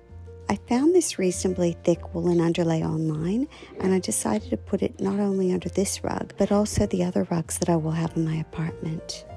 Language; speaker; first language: English; native; English